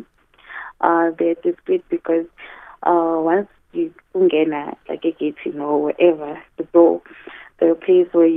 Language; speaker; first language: English; non-native, local second language; Zulu